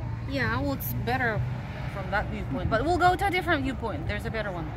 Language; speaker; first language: English; non-native, fluent; Russian